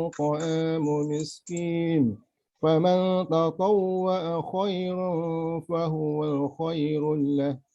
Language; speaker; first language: Arabic; non-native, learner; Malay